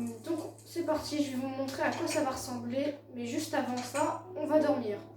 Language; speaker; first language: French; native; French